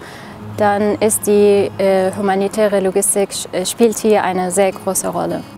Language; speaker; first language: German; non-native, fluent; Arabic